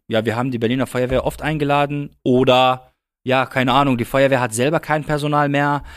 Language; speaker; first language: German; non-native, fluent; Arabic